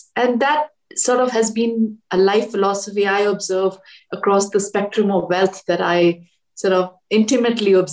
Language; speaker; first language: English; non-native, local second language; Hindi